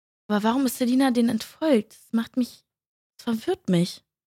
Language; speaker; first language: German; native; German